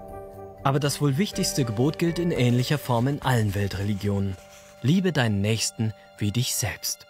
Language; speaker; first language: German; native; German